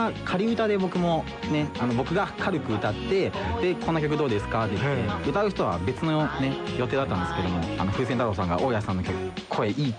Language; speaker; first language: Japanese; native; Japanese